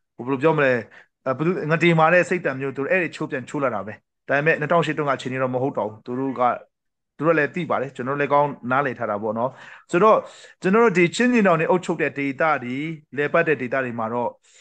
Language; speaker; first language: Burmese; non-native, local second language; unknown